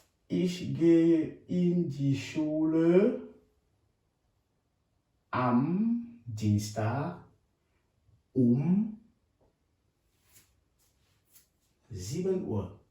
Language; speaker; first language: German; non-native, fluent; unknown